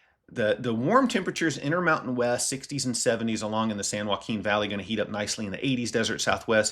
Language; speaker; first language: English; native; English